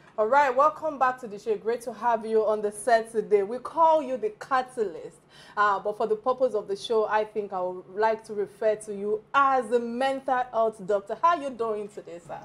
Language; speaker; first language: English; non-native, local second language; Yoruba